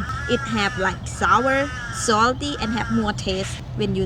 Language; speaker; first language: English; non-native, learner; Thai